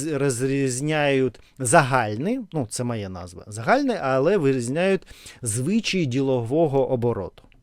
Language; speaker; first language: Ukrainian; non-native, learner; Russian